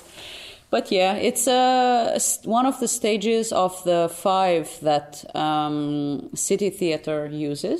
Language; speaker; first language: English; non-native, fluent; Albanian